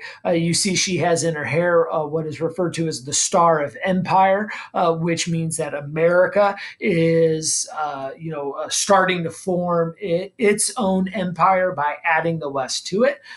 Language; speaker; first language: English; native; English